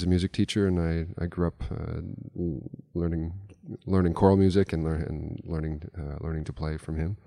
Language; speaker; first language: English; native; English